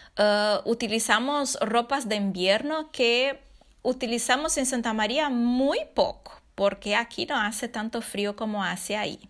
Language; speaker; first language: Spanish; non-native, fluent; Portuguese